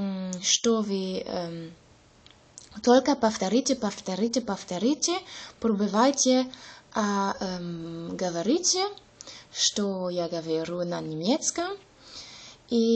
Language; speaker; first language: Russian; non-native, learner; German